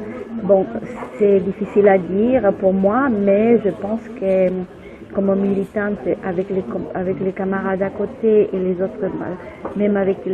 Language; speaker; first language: French; non-native, fluent; Spanish